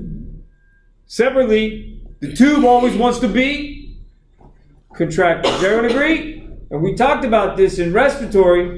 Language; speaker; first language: English; native; English